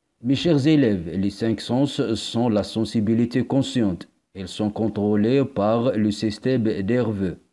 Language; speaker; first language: French; non-native, local second language; Arabic